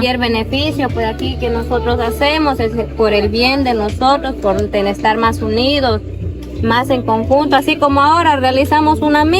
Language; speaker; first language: Spanish; native; Spanish